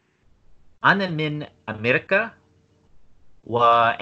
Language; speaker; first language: Arabic; non-native, learner; English